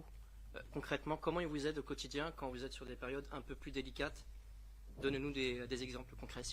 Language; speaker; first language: French; native; French